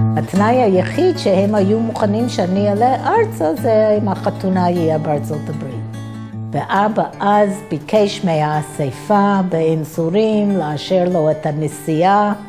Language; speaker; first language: Hebrew; non-native, fluent; English